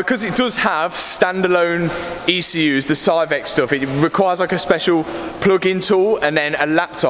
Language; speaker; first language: English; native; English